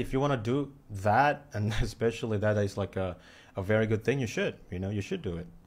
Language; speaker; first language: English; non-native, fluent; Indonesian